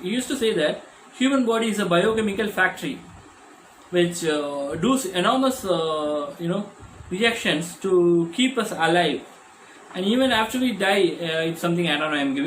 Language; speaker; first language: English; non-native, local second language; Tamil